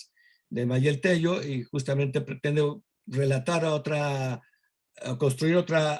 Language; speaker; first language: Spanish; native; Spanish